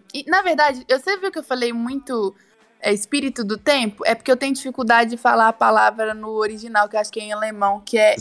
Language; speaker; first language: Portuguese; native; Portuguese